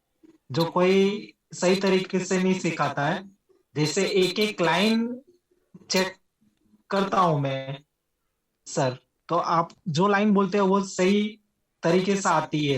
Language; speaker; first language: Hindi; native; Hindi